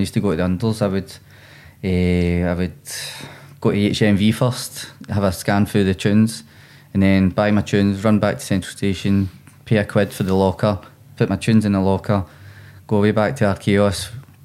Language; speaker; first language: English; native; English